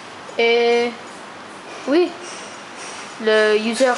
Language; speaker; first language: French; non-native, learner; English